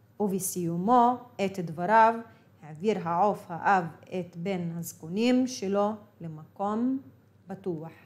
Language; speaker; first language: Hebrew; non-native, local second language; Arabic